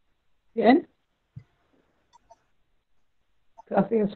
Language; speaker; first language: Spanish; non-native, learner; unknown